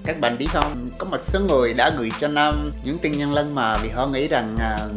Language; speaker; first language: Vietnamese; non-native, fluent; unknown